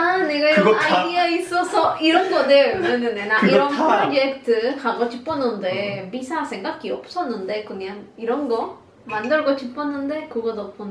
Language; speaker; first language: Korean; non-native, learner; Spanish